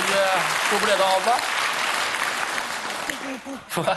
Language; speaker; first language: Norwegian; native; Norwegian